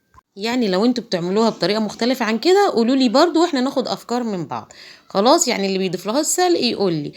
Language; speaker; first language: Arabic; native; Arabic